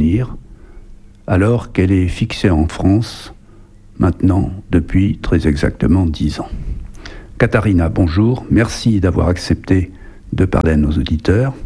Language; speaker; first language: French; native; French